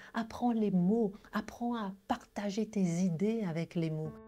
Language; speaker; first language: French; non-native, local second language; Guadeloupean Creole French